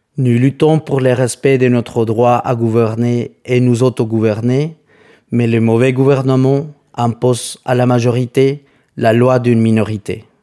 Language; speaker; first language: French; non-native, fluent; Spanish